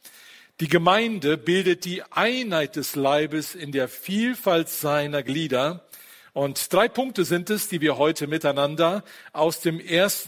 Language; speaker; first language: German; native; German